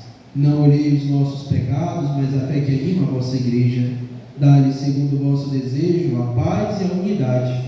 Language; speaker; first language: Portuguese; native; Portuguese